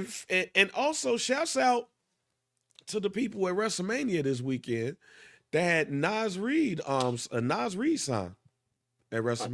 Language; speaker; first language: English; native; English